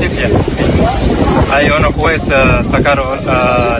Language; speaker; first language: Spanish; non-native, learner; Arabic